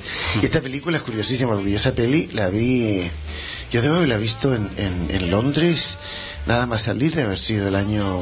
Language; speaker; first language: Spanish; native; Spanish